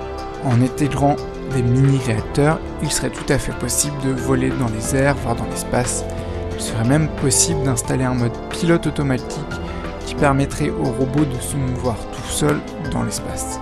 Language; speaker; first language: French; native; French